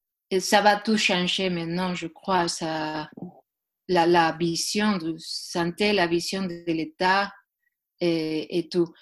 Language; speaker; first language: French; non-native, learner; Spanish